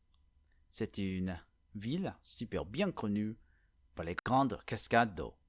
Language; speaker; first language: French; non-native, learner; English